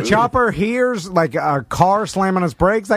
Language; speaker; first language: English; native; English